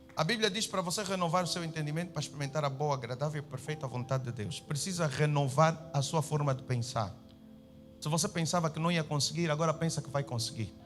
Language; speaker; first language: Portuguese; native; Portuguese